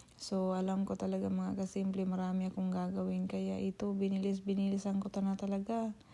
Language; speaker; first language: Filipino; non-native, local second language; Cebuano